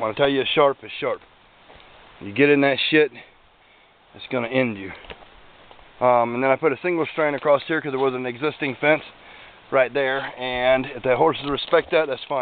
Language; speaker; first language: English; native; English